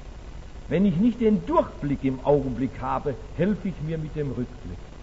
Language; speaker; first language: German; native; German